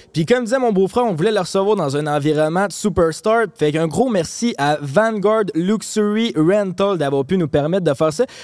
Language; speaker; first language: French; native; French